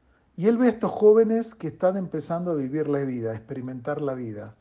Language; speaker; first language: Spanish; native; Spanish